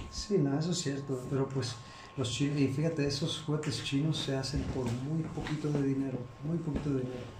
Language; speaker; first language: Spanish; early bilingual, heritage; Spanish